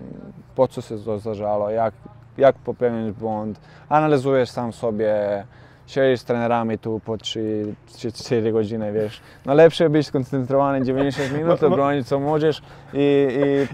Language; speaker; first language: Polish; non-native, learner; Bosnian